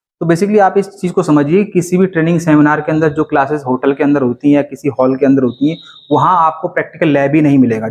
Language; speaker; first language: Hindi; native; Hindi